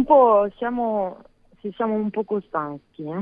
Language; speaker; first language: Italian; non-native, learner; French